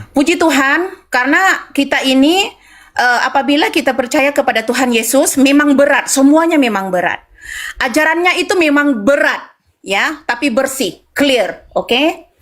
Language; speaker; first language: Indonesian; non-native, local second language; Madurese